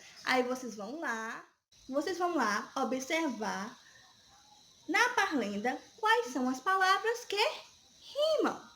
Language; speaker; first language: Portuguese; native; Portuguese